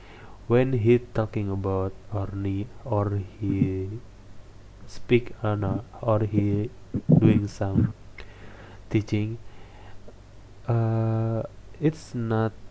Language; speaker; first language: English; non-native, learner; Indonesian